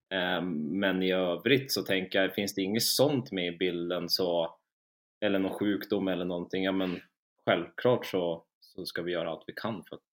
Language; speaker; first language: Swedish; native; Swedish